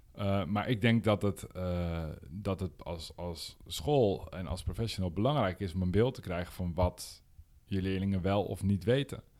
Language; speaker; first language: Dutch; native; Dutch